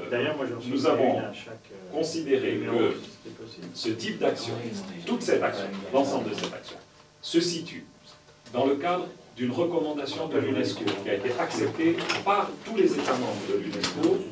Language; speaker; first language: French; native; French